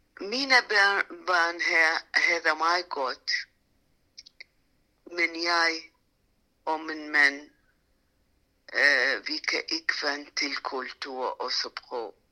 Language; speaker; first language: Danish; non-native, learner; Arabic